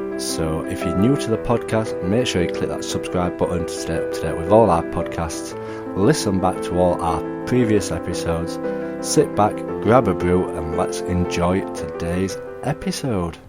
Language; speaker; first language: English; native; English